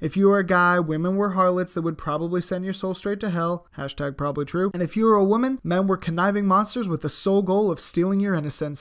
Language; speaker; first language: English; native; English